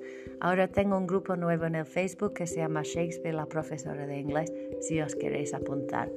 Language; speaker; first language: Spanish; non-native, fluent; English